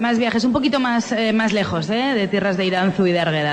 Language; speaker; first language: Spanish; native; Spanish